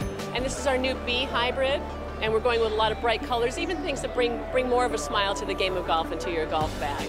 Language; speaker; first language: English; native; English